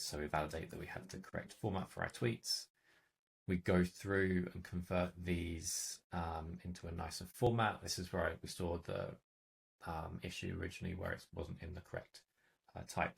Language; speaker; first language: English; native; English